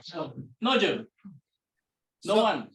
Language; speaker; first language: English; non-native, local second language; Indonesian